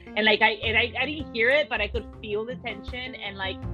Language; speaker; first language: English; early bilingual, other home language; Spanish